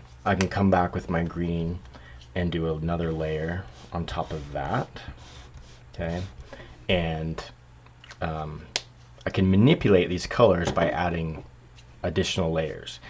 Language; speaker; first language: English; native; English